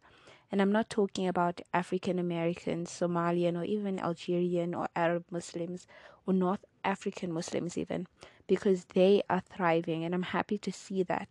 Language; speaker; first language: English; non-native, local second language; Nyanja